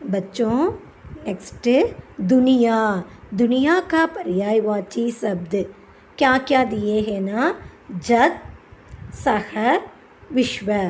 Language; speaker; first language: Hindi; non-native, local second language; Tamil